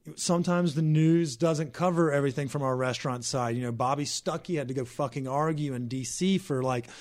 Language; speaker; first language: English; native; English